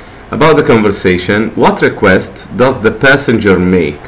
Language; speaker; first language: English; non-native, fluent; Arabic